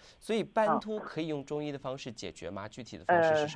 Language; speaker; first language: Chinese; native; Chinese